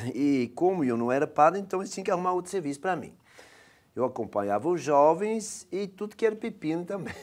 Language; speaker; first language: Portuguese; non-native, fluent; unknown